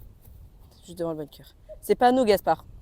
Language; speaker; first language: French; native; French